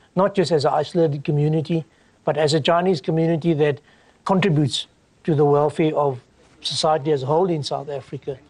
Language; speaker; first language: English; native; English